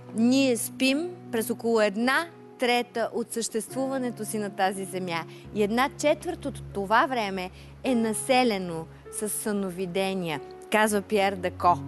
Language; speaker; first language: Bulgarian; native; Bulgarian